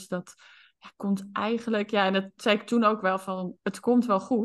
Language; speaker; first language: Dutch; native; Dutch